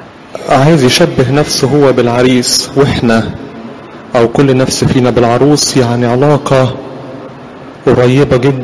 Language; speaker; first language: Arabic; native; Arabic